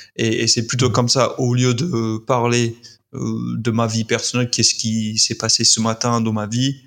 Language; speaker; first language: French; non-native, fluent; English